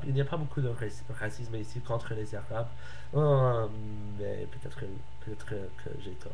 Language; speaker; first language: French; non-native, learner; English